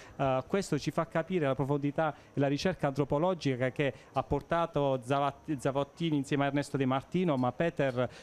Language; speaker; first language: Italian; native; Italian